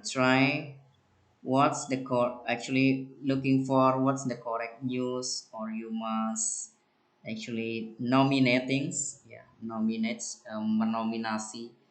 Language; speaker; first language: English; non-native, learner; Indonesian